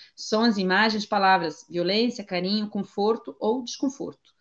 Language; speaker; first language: Portuguese; non-native, fluent; Italian